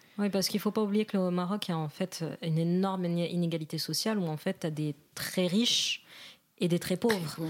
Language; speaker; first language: French; non-native, local second language; Arabic